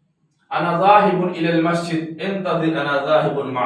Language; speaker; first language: Arabic; non-native, fluent; Urdu